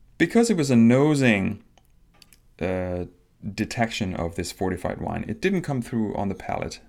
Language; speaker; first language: English; non-native, fluent; Danish